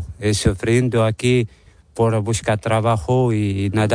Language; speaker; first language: Spanish; non-native, learner; Arabic